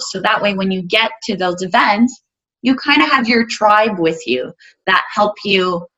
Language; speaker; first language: English; native; English